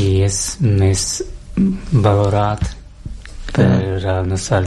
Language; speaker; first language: Catalan; non-native, learner; Russian